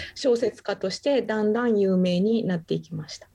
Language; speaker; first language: Japanese; native; Japanese